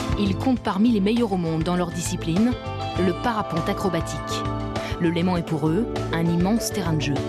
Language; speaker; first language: French; native; French